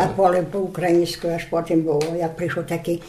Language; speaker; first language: Polish; non-native, local second language; Rusyn